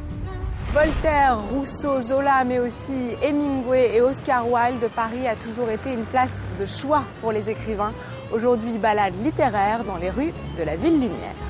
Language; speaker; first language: French; native; French